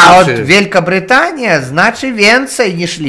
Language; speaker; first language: Polish; non-native, learner; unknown